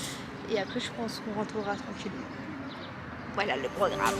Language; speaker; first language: French; native; French